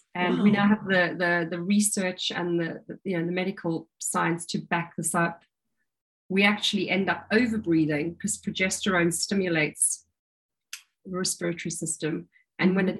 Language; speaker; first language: English; native; English